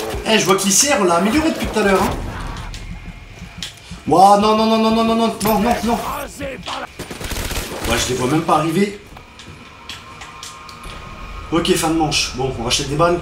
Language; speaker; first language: French; native; French